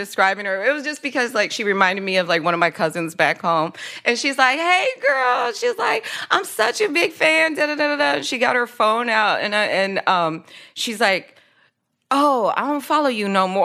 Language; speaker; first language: English; native; English